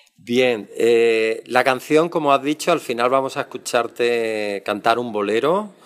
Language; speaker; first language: Spanish; native; Spanish